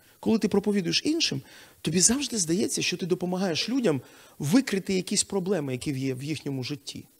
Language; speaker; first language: Ukrainian; non-native, local second language; Russian